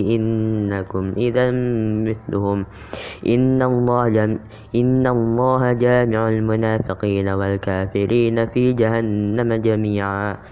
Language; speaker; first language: Arabic; non-native, learner; Indonesian